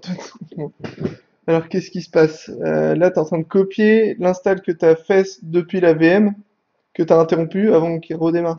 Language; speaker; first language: French; native; French